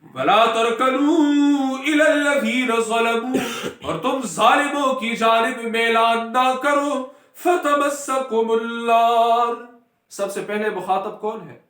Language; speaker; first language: Urdu; non-native, local second language; Pashto